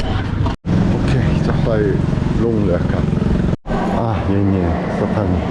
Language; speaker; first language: Thai; non-native, learner; Korean